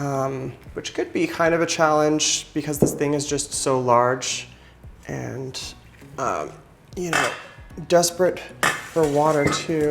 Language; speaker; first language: English; native; English